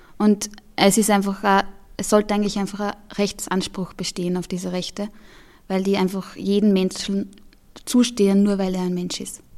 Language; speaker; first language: German; native; German